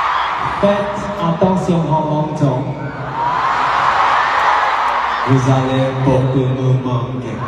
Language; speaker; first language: French; non-native, learner; Korean